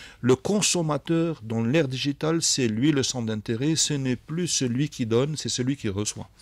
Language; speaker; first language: French; non-native, local second language; Arabic